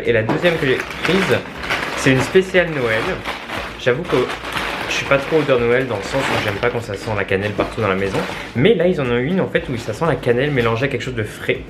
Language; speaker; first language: French; native; French